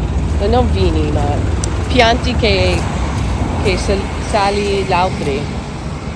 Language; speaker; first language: Italian; non-native, learner; English